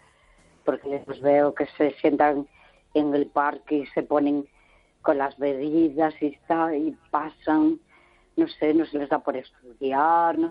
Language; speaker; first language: Spanish; native; Spanish